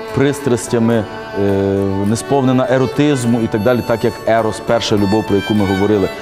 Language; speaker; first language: Ukrainian; native; Ukrainian